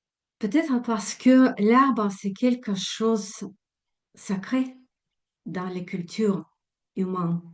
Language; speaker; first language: French; non-native, fluent; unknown